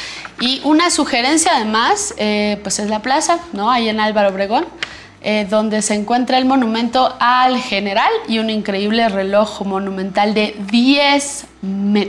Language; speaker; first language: Spanish; native; Spanish